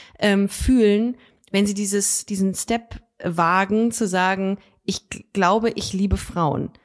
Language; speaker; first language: German; native; German